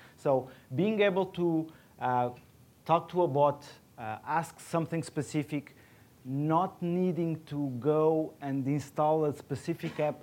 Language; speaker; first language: English; non-native, fluent; Portuguese